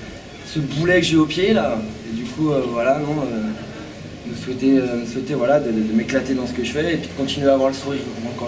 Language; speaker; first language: French; native; French